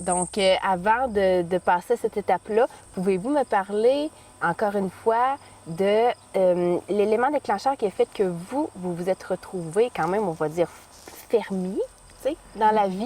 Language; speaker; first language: French; native; French